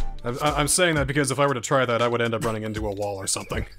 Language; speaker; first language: English; native; English